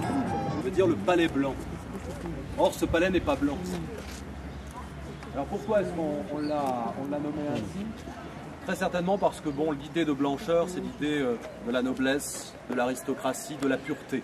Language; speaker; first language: French; native; French